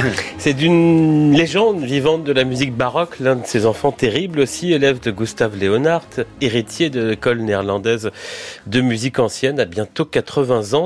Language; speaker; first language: French; native; French